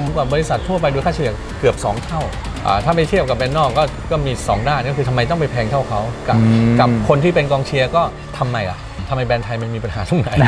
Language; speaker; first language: Thai; native; Thai